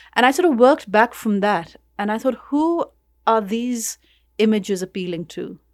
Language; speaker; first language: English; non-native, local second language; Urdu